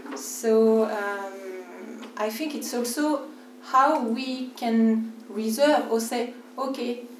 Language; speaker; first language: English; non-native, fluent; French